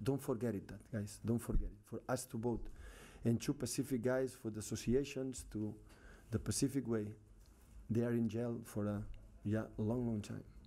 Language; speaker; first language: English; non-native, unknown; Catalan